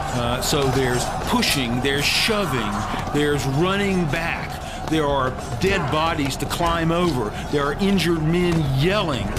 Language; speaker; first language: English; native; English